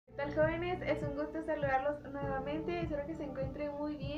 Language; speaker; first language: Spanish; native; Spanish